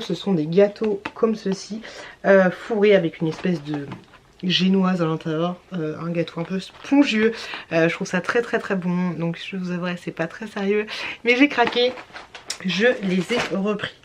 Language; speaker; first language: French; native; French